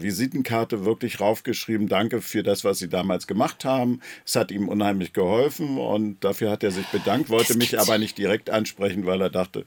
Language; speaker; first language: German; native; German